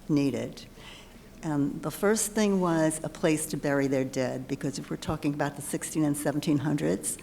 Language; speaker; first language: English; early bilingual, other home language; German